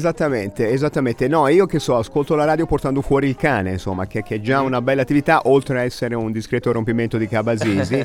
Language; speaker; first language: Italian; native; Italian